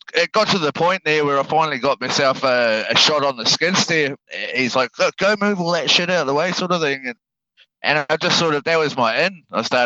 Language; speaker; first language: English; native; English